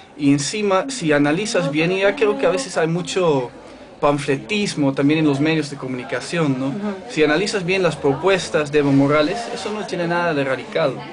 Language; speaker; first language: Spanish; non-native, fluent; Dutch